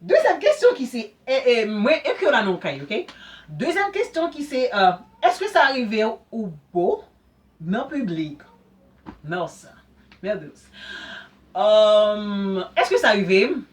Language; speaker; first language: French; non-native, learner; Haitian Creole